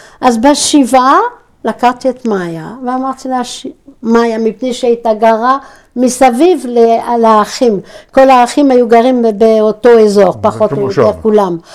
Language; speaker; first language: Hebrew; non-native, fluent; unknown